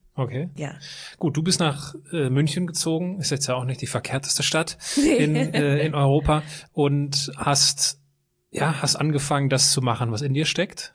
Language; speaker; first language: German; native; German